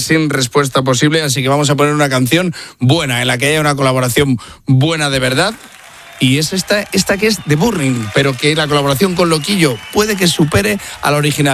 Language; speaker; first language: Spanish; native; Spanish